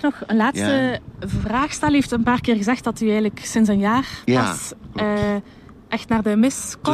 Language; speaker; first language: Dutch; native; Dutch